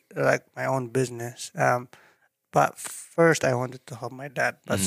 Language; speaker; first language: English; non-native, fluent; Tigrinya